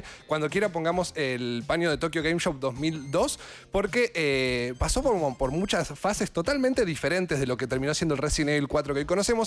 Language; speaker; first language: Spanish; native; Spanish